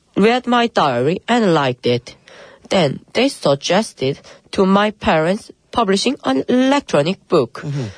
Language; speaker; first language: English; early bilingual, other home language; Korean